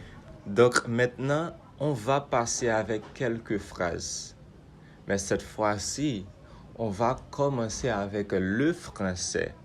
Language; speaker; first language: French; non-native, local second language; Haitian Creole